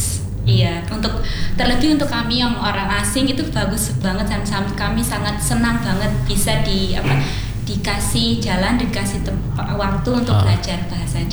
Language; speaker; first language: Indonesian; non-native, fluent; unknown